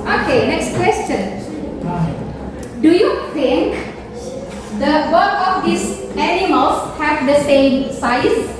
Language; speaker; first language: English; non-native, learner; Indonesian